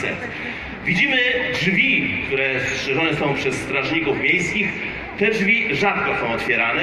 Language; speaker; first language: Polish; native; Polish